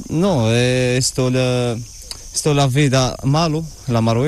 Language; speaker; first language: Spanish; non-native, learner; Arabic